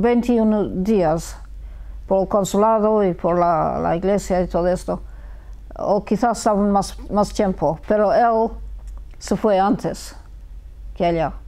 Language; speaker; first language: Spanish; early bilingual, heritage; Spanish